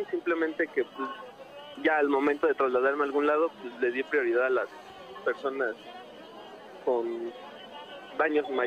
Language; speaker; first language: Spanish; native; Spanish